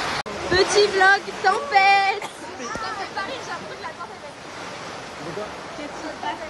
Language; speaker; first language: French; native; French